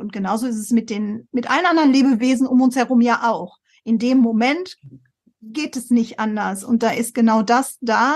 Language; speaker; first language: German; native; German